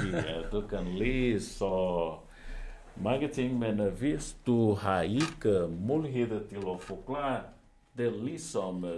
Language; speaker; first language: Danish; non-native, fluent; Portuguese